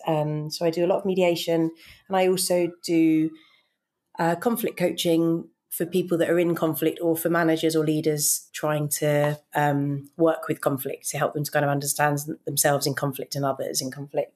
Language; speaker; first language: English; native; English